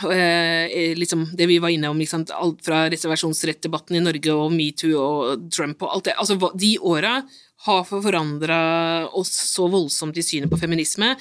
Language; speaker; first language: Norwegian; native; Norwegian